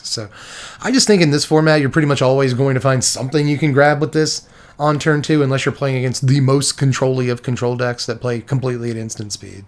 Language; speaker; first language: English; native; English